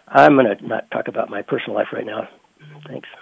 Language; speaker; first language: English; native; English